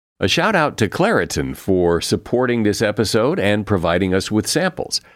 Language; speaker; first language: English; native; English